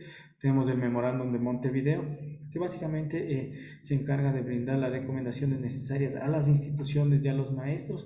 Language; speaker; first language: Spanish; native; Spanish